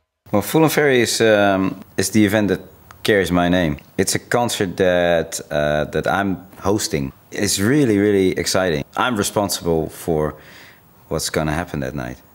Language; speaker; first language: English; non-native, fluent; Dutch